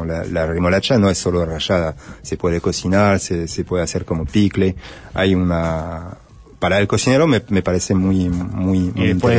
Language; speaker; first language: Spanish; non-native, fluent; French